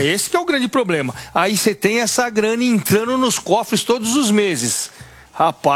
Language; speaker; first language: Portuguese; native; Portuguese